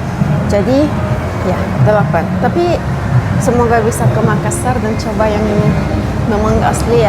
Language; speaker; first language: Indonesian; non-native, fluent; Arabic